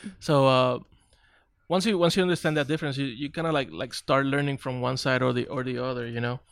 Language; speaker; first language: English; non-native, local second language; Spanish